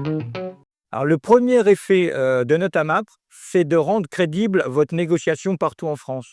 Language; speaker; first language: French; native; French